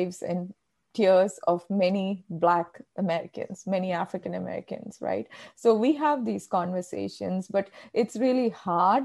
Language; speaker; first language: English; non-native, local second language; Malayalam